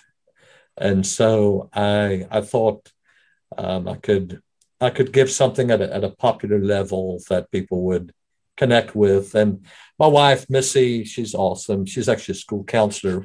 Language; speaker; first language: English; native; English